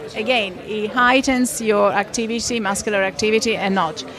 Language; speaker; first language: English; non-native, fluent; Italian